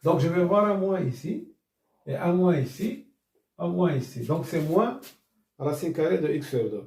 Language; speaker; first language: French; non-native, local second language; Arabic